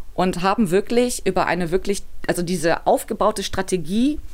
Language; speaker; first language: German; native; German